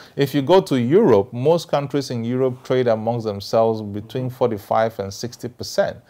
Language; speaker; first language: English; non-native, local second language; Ewe